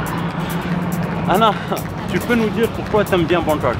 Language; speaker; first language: French; native; French